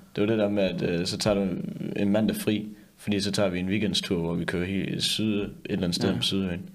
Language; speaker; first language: Danish; native; Danish